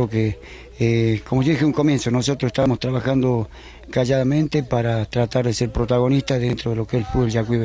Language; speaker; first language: Spanish; native; Spanish